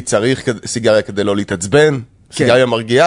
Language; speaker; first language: Hebrew; native; Hebrew